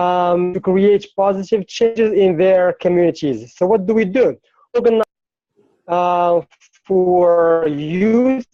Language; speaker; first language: English; non-native, fluent; Arabic